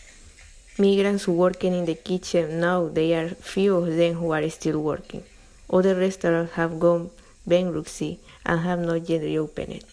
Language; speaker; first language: English; non-native, learner; Spanish